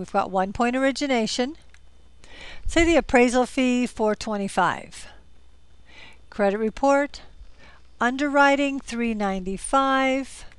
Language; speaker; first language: English; native; English